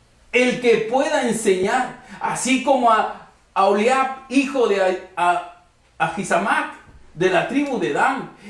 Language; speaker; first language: Spanish; native; Spanish